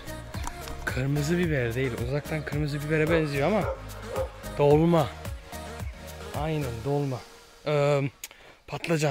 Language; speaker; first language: Turkish; early bilingual, heritage; Turkish